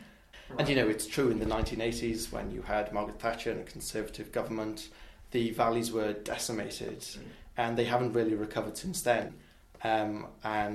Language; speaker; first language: English; non-native, local second language; Welsh